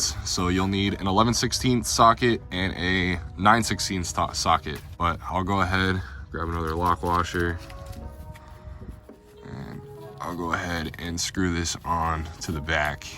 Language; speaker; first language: English; native; English